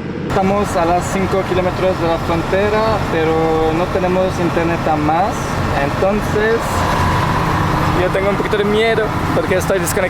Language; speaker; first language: Spanish; non-native, learner; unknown